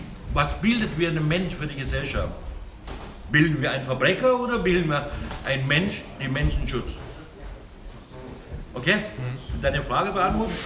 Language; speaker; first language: German; non-native, learner; Thai